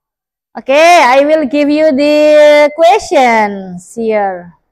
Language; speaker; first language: English; non-native, learner; Indonesian